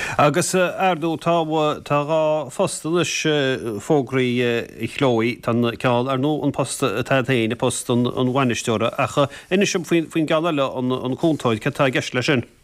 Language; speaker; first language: Irish; native; Irish